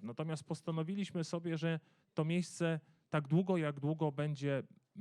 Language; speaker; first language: Polish; native; Polish